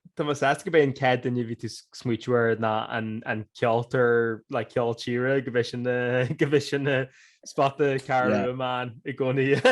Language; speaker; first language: Irish; native; Irish